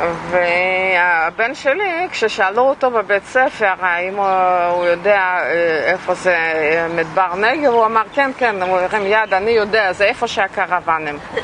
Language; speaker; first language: Hebrew; non-native, fluent; Russian